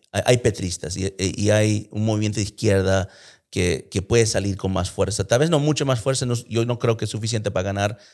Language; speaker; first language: Spanish; early bilingual, heritage; Spanish